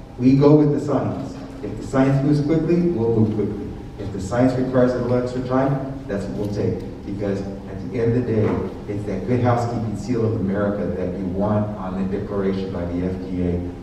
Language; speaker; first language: English; early bilingual, other home language; Spanish